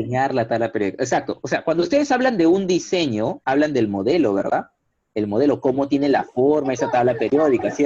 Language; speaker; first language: Spanish; native; Spanish